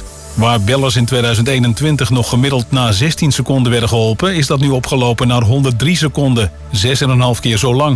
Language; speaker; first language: Dutch; native; Dutch